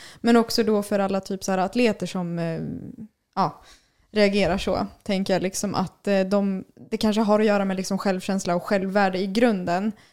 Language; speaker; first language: Swedish; native; Swedish